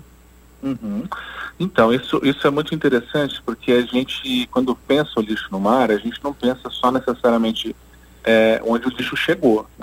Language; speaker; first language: Portuguese; native; Portuguese